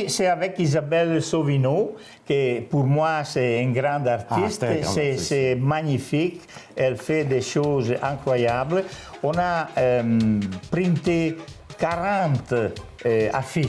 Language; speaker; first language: French; non-native, fluent; Italian